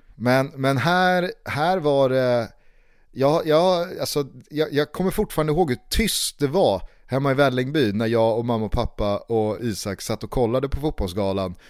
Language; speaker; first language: Swedish; native; Swedish